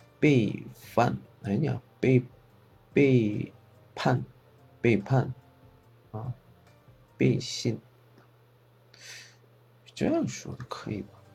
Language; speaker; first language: Chinese; non-native, fluent; Korean